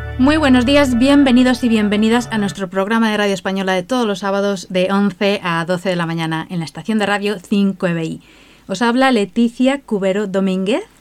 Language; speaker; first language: Spanish; native; Spanish